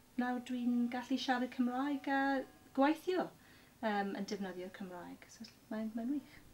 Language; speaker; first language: Welsh; non-native, local second language; English